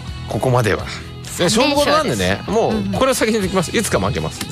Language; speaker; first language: Japanese; native; Japanese